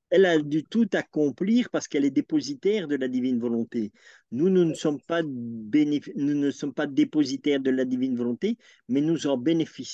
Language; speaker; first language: French; native; French